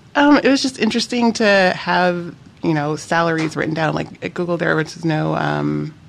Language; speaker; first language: English; native; English